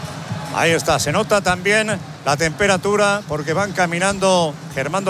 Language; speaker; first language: Spanish; native; Spanish